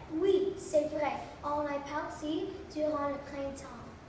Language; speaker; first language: French; non-native, learner; English